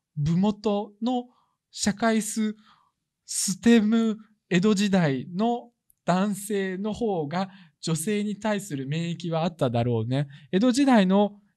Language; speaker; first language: Japanese; early bilingual, other home language; Russian